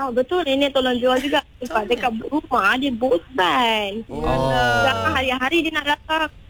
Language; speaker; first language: Malay; early bilingual, other home language; Tamil